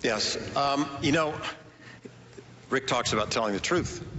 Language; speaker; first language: English; native; English